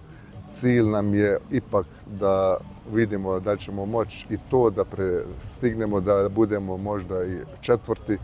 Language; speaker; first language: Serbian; early bilingual, heritage; Bosnian